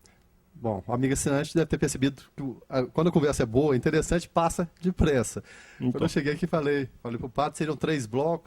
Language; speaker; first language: Portuguese; native; Portuguese